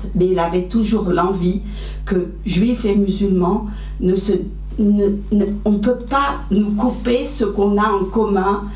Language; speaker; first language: French; early bilingual, other home language; Arabic